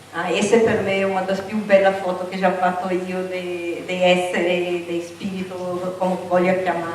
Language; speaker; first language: Italian; non-native, fluent; Portuguese